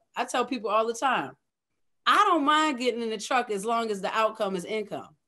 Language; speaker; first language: English; native; English